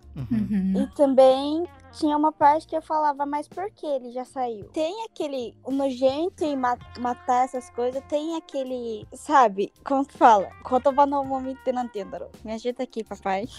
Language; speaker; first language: Portuguese; early bilingual, heritage; Japanese